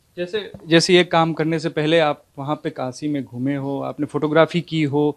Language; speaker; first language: Hindi; non-native, local second language; Gujarati